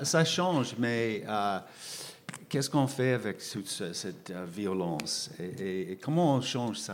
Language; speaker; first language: French; non-native, fluent; English